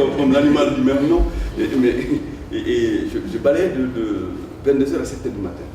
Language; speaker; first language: French; non-native, local second language; Fula